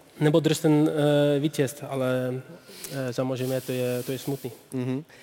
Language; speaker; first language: Czech; non-native, learner; Dutch